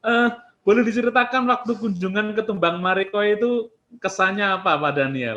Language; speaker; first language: Indonesian; native; Indonesian